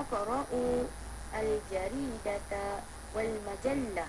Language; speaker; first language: Arabic; non-native, learner; Malay